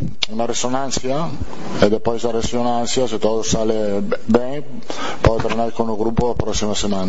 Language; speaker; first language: Portuguese; non-native, fluent; Italian